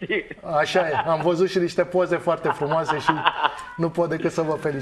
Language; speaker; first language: Romanian; native; Romanian